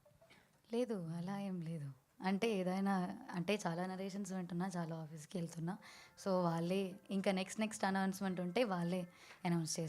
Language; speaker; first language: Telugu; non-native, learner; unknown